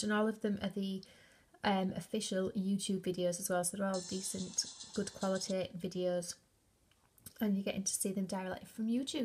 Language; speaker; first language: English; native; English